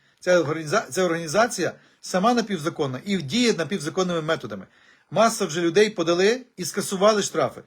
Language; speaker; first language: Ukrainian; native; Ukrainian